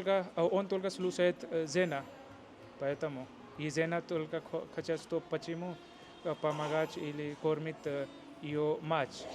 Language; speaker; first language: Russian; non-native, learner; Hindi